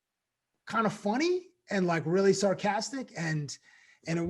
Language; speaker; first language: English; native; English